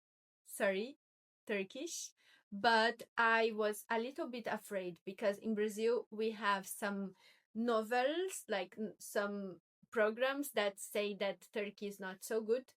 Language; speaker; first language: English; non-native, learner; Portuguese